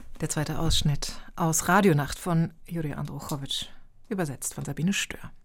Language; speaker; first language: German; native; German